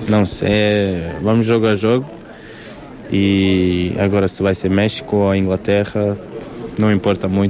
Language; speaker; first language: Portuguese; non-native, fluent; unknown